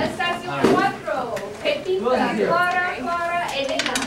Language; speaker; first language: Spanish; non-native, fluent; English